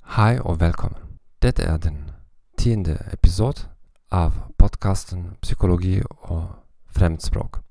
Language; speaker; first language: Norwegian; non-native, learner; German